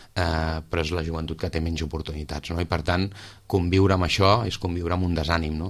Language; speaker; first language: Catalan; native; Catalan